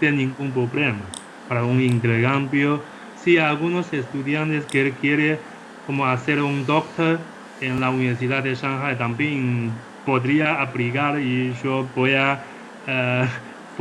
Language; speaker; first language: Spanish; non-native, fluent; Chinese